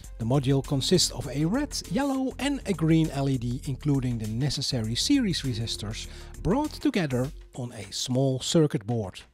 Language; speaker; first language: English; non-native, fluent; Dutch